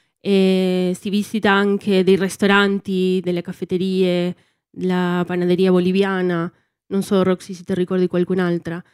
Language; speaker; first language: Italian; non-native, fluent; Spanish